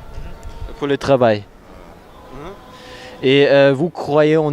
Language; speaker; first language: French; non-native, learner; German